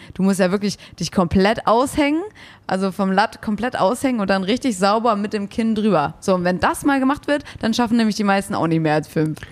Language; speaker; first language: German; early bilingual, other home language; English